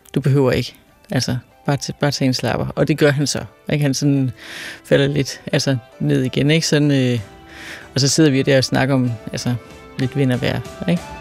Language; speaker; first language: Danish; native; Danish